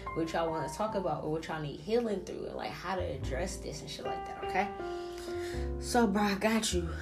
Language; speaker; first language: English; early bilingual, other home language; Italian